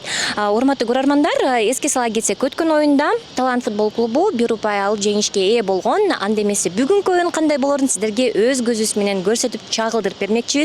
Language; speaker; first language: Kyrgyz; native; Kyrgyz